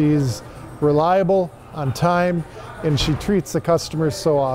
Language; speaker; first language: English; native; English